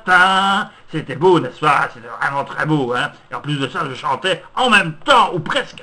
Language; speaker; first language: French; native; French